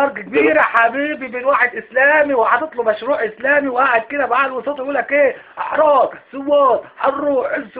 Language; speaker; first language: Arabic; native; Arabic